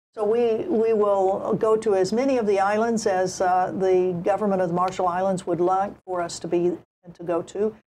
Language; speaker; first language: English; native; English